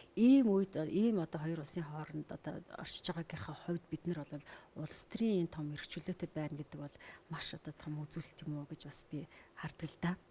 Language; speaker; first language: Mongolian; native; Mongolian